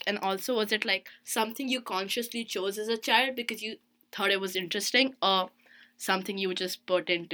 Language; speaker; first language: English; non-native, local second language; Hindi